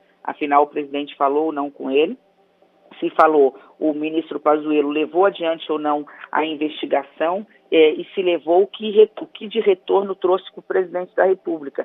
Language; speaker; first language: Portuguese; native; Portuguese